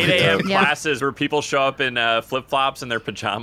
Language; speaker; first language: English; native; English